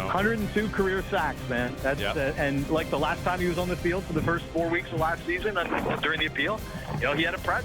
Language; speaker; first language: English; native; English